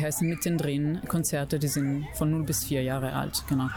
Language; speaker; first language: German; non-native, fluent; Italian